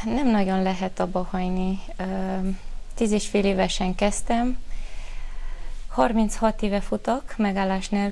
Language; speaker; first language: Hungarian; non-native, fluent; Romanian